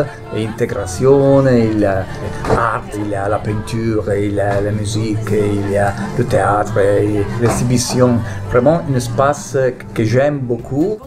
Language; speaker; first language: French; non-native, fluent; Italian